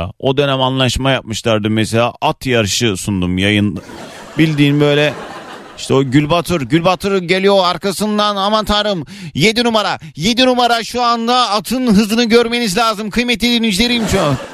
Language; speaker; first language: Turkish; native; Turkish